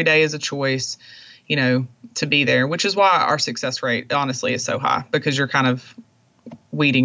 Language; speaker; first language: English; native; English